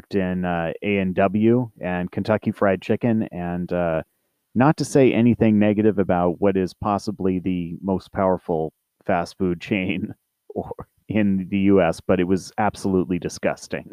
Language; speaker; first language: English; native; English